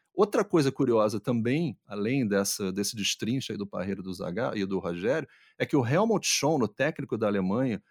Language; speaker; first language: Portuguese; native; Portuguese